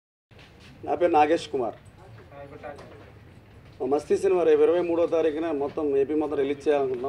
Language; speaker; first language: Telugu; native; Telugu